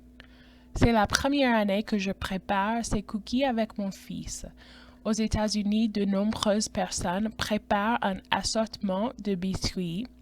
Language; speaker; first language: French; non-native, fluent; English